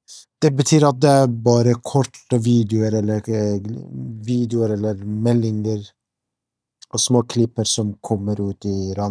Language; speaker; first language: Norwegian; non-native, fluent; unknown